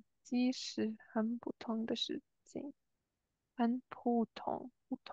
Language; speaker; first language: Chinese; non-native, learner; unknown